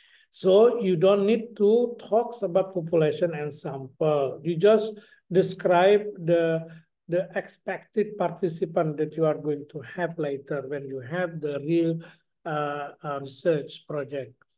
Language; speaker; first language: English; non-native, fluent; Indonesian